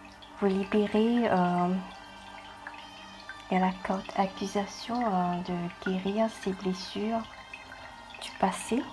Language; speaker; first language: French; non-native, fluent; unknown